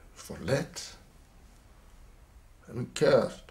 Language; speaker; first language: Danish; non-native, local second language; Kalaallisut